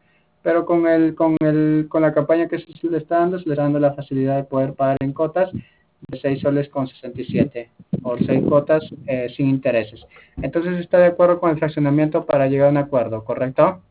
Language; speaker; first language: Spanish; native; Spanish